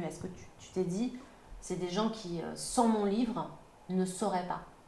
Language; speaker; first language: French; native; French